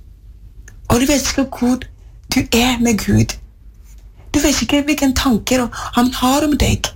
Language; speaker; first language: Swedish; non-native, fluent; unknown